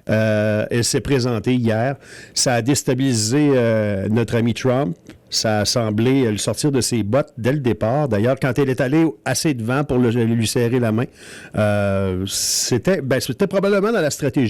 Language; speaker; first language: French; native; French